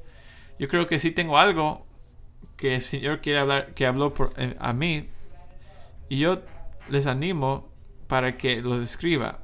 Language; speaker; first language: Spanish; non-native, fluent; English